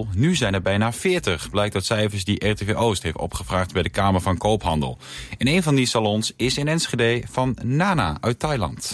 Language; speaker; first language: Dutch; native; Dutch